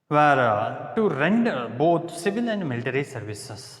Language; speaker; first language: English; non-native, local second language; Kannada